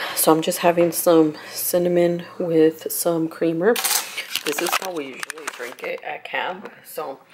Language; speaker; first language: English; early bilingual, other home language; Spanish